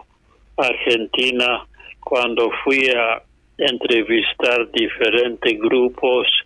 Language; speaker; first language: Spanish; non-native, fluent; English